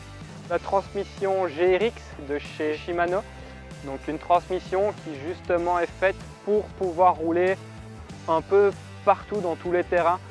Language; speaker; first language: French; native; French